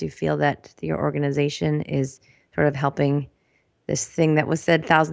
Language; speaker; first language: English; native; English